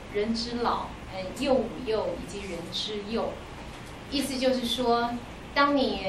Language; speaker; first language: Chinese; native; Chinese